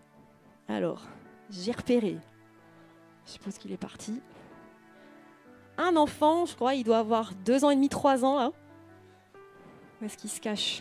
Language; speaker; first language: French; native; French